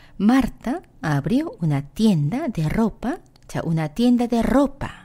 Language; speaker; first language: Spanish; non-native, fluent; Korean